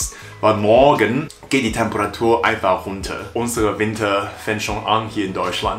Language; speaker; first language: German; non-native, learner; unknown